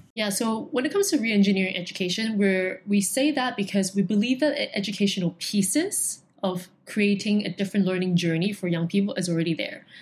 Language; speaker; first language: English; non-native, local second language; Cantonese